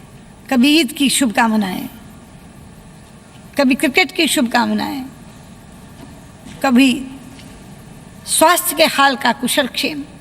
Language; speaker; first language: Hindi; native; Hindi